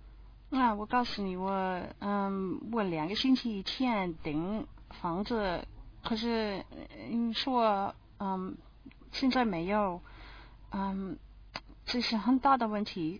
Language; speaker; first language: Chinese; non-native, learner; English